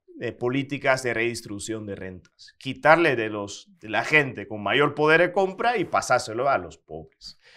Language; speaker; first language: Spanish; non-native, fluent; Dutch